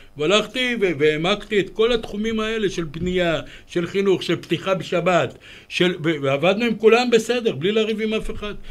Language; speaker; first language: Hebrew; early bilingual, other home language; Romanian